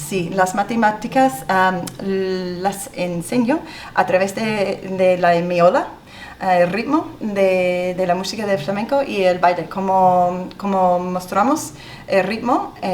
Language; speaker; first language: Spanish; non-native, fluent; English